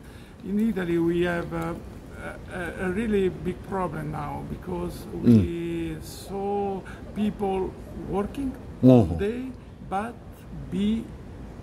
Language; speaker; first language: English; non-native, learner; Italian